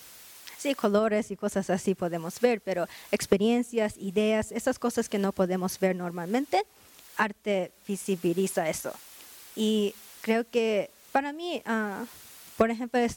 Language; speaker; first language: Spanish; non-native, learner; Japanese